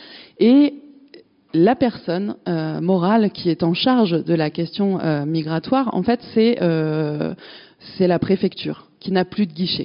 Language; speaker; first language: French; native; French